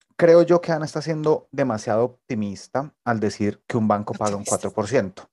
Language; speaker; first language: Spanish; native; Spanish